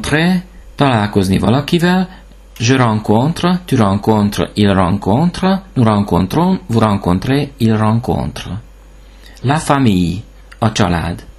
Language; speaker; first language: French; non-native, fluent; Hungarian